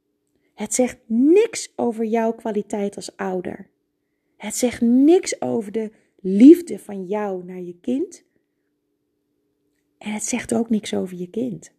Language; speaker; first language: Dutch; native; Dutch